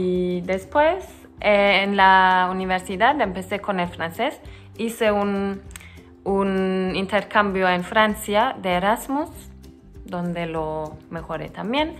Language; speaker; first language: Spanish; non-native, fluent; Turkish